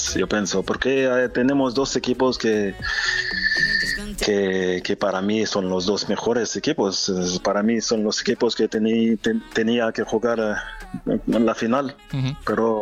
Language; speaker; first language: Spanish; non-native, fluent; French